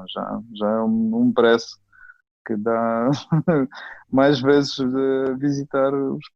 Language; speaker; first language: Portuguese; non-native, fluent; Ukrainian